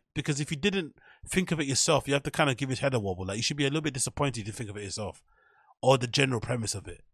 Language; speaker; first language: English; native; English